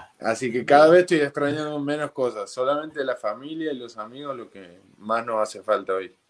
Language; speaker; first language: Spanish; native; Spanish